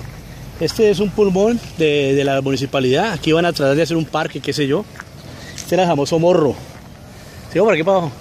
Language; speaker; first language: Spanish; native; Spanish